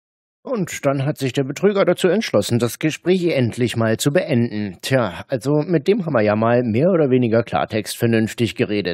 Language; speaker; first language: German; native; German